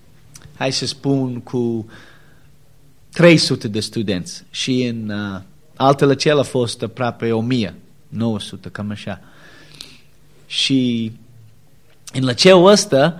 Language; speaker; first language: Romanian; non-native, learner; English